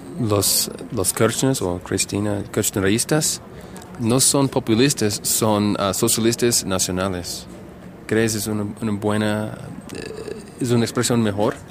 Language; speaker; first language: Spanish; non-native, learner; English